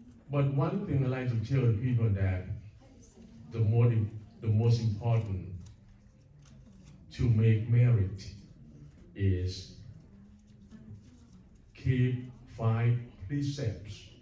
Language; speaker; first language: English; non-native, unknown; Thai